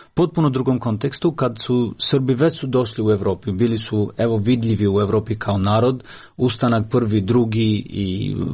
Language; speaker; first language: Croatian; non-native, fluent; Albanian